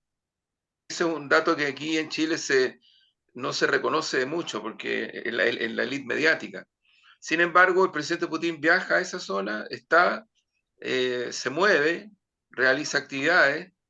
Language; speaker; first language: Spanish; native; Spanish